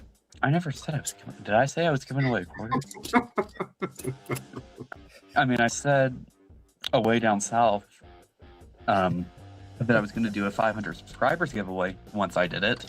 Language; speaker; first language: English; native; English